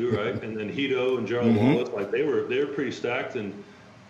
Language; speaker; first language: English; native; English